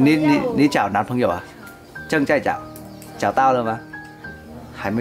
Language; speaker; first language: Chinese; non-native, fluent; Vietnamese